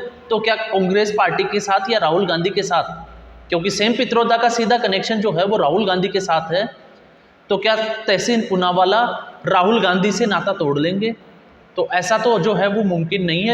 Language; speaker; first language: Hindi; native; Hindi